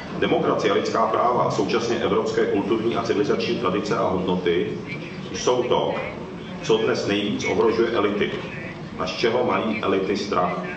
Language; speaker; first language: Czech; early bilingual, other home language; Japanese